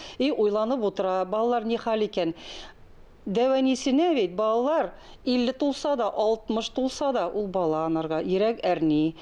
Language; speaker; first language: Tatar; non-native, local second language; Russian